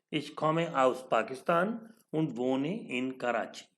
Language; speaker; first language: German; non-native, learner; Urdu